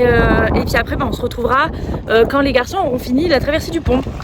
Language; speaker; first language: French; native; French